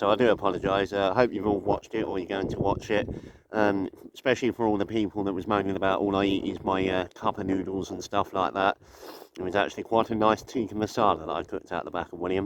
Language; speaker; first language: English; native; English